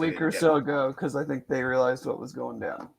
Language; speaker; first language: English; native; English